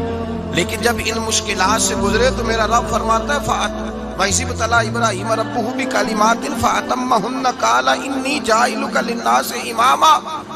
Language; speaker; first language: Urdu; non-native, local second language; Punjabi